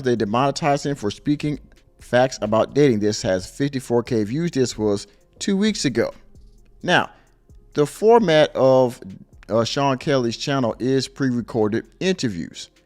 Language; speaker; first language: English; native; English